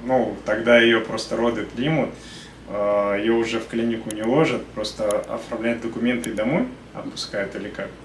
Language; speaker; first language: Russian; native; Russian